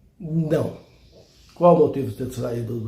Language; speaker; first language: Portuguese; native; Portuguese